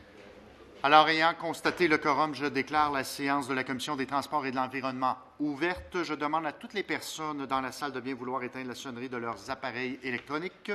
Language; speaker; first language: French; native; French